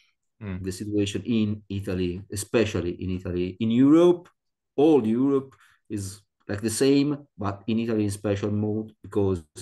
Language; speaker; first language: English; non-native, learner; Italian